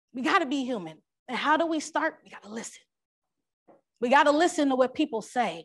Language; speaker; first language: English; native; English